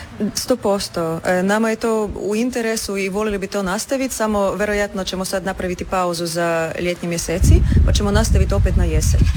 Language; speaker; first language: Serbian; non-native, fluent; Russian